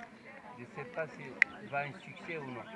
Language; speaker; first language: French; non-native, learner; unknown